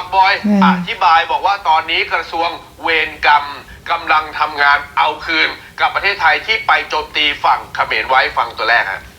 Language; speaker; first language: Thai; native; Thai